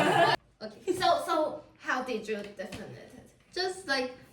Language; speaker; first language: English; non-native, learner; Korean